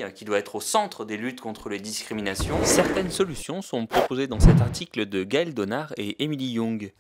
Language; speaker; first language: French; native; French